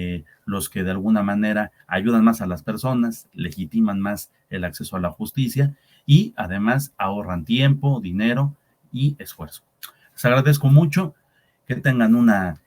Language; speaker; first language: Spanish; native; Spanish